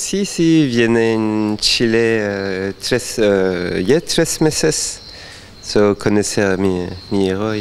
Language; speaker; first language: Spanish; non-native, learner; French